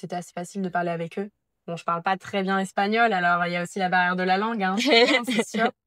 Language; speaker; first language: French; native; French